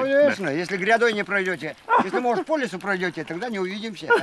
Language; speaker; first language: Russian; native; Russian